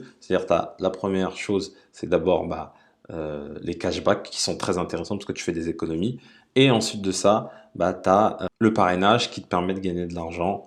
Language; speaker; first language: French; native; French